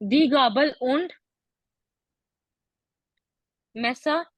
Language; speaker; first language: German; non-native, learner; Hindi